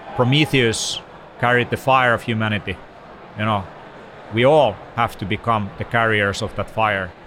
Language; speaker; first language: English; non-native, fluent; Finnish